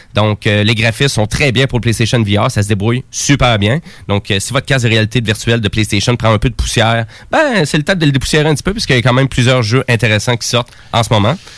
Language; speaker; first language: French; native; French